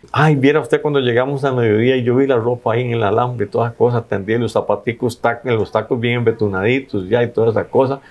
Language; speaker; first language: Spanish; native; Spanish